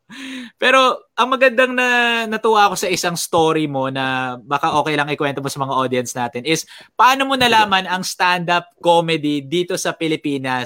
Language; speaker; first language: Filipino; native; Filipino